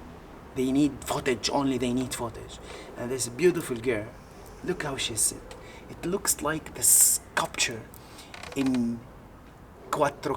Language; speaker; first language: English; non-native, learner; Arabic